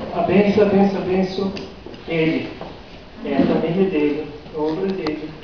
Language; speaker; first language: Portuguese; non-native, fluent; English